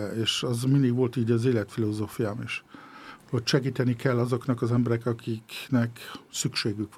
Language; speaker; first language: Hungarian; early bilingual, heritage; Hungarian